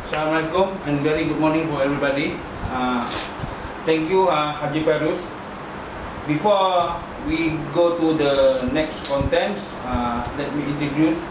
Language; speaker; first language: English; non-native, learner; Malay